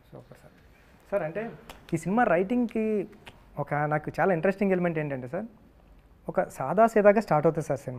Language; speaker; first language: Telugu; native; Telugu